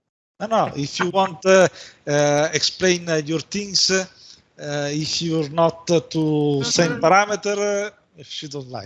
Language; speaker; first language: English; non-native, learner; Italian